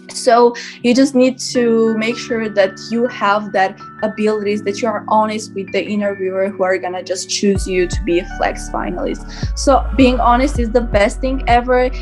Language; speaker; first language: English; non-native, fluent; Armenian